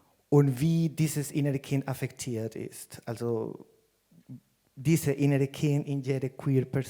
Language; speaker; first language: German; non-native, fluent; Spanish